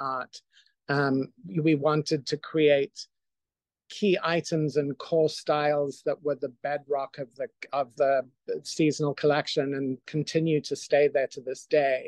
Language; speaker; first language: English; native; English